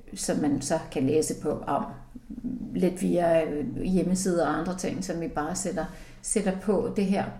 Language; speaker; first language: Danish; early bilingual, heritage; Icelandic